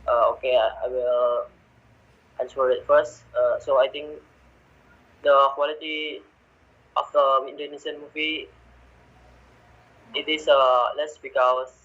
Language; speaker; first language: English; non-native, learner; Indonesian